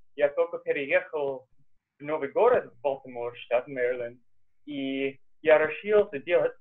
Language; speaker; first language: Russian; non-native, fluent; English